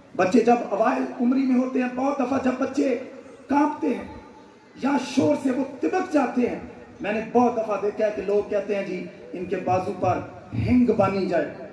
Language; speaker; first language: Urdu; non-native, local second language; Punjabi